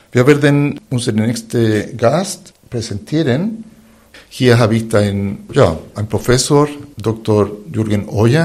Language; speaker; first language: German; non-native, fluent; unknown